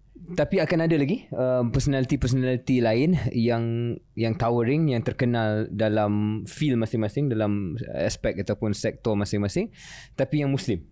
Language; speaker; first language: Malay; native; Malay